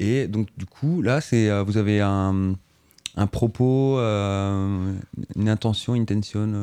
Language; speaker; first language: French; native; French